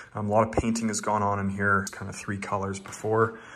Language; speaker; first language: English; native; English